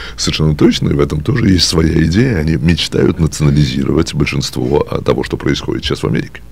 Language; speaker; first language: Russian; native; Russian